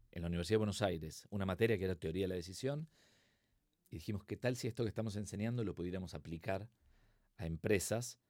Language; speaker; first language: Spanish; native; Spanish